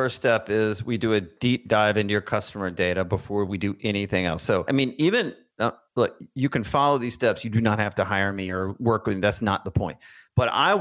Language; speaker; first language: English; native; English